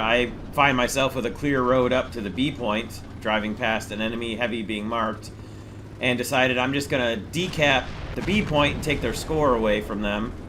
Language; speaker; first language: English; native; English